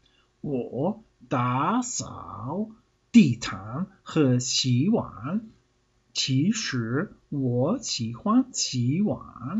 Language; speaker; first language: Chinese; non-native, learner; English